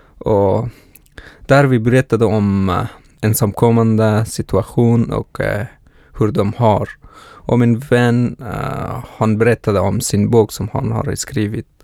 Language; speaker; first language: Swedish; non-native, fluent; Persian